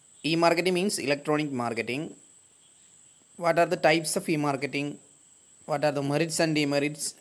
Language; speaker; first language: English; non-native, local second language; Malayalam